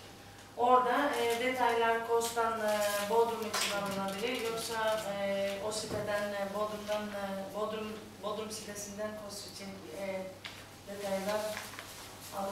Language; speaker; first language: Turkish; non-native, learner; Greek